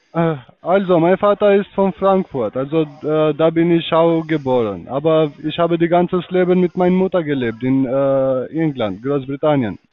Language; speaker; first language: German; non-native, learner; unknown